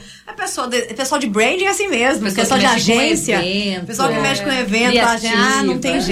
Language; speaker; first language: Portuguese; native; Portuguese